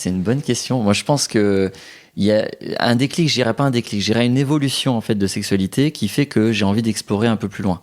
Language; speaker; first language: French; native; French